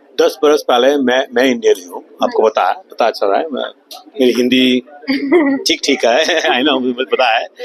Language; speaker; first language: Hindi; non-native, local second language; Gujarati